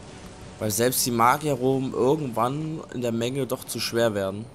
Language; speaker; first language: German; native; German